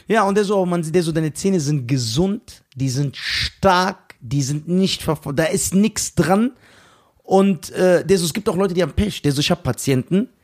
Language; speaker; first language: German; early bilingual, other home language; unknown